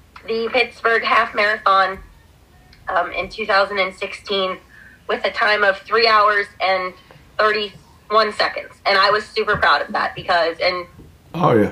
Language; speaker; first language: English; native; English